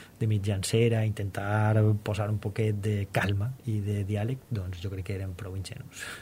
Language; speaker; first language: Catalan; non-native, local second language; Spanish